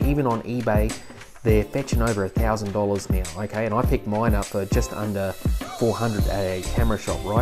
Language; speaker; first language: English; native; English